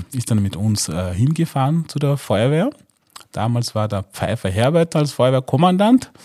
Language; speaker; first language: German; non-native, fluent; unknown